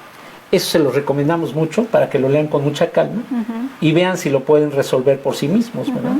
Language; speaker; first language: Spanish; native; Spanish